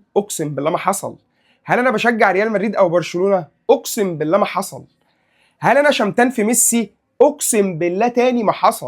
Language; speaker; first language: Arabic; native; Arabic